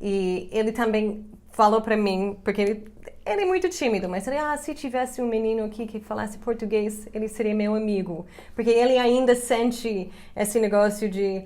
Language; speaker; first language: Portuguese; non-native, fluent; English